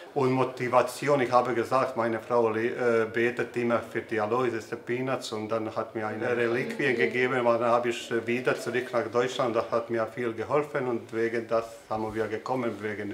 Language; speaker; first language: German; non-native, learner; Croatian